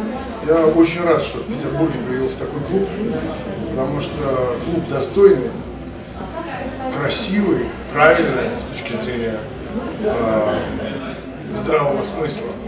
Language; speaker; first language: Russian; native; Russian